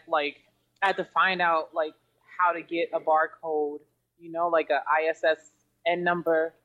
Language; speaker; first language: English; native; English